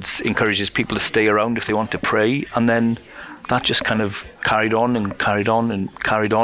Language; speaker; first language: English; native; English